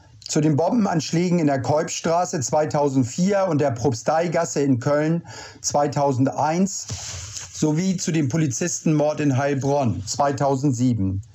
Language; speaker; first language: German; native; German